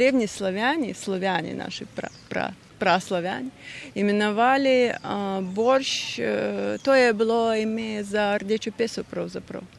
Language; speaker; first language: Slovenian; non-native, fluent; Russian